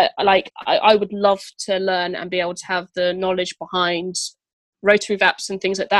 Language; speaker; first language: English; native; English